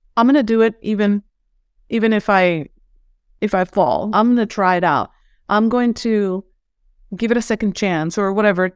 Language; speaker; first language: English; non-native, fluent; Spanish